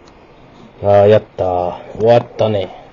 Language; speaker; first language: Japanese; non-native, learner; English